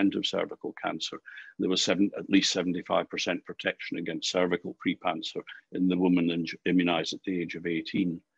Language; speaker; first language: English; native; English